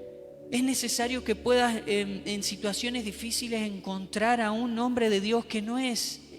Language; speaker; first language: Spanish; native; Spanish